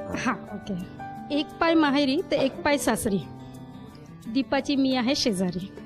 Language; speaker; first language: Marathi; non-native, local second language; Gujarati